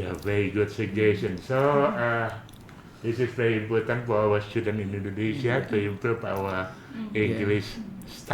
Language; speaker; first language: English; non-native, learner; Indonesian